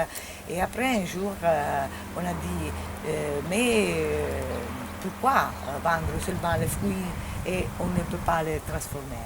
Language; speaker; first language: French; non-native, fluent; Italian